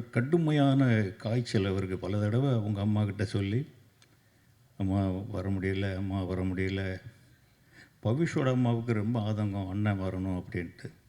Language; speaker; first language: Tamil; native; Tamil